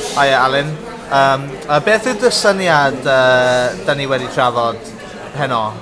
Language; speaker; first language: Welsh; non-native, local second language; English